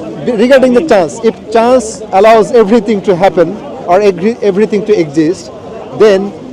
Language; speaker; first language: English; non-native, fluent; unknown